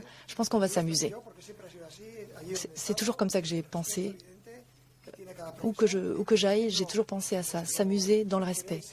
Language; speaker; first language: French; native; French